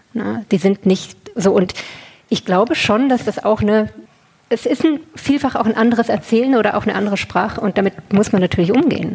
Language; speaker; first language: German; native; German